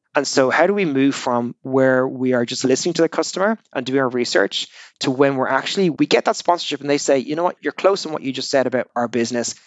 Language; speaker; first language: English; native; English